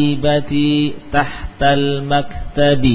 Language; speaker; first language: Arabic; non-native, fluent; Indonesian